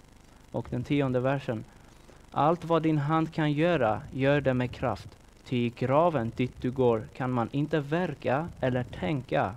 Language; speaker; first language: Swedish; non-native, fluent; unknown